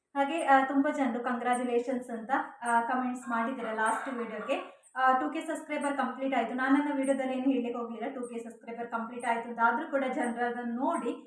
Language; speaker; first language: Kannada; native; Kannada